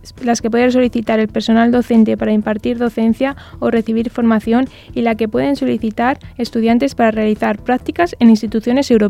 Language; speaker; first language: Spanish; native; Spanish